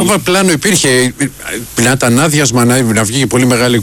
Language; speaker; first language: Greek; native; Greek